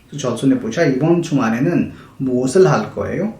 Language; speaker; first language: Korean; non-native, fluent; Hindi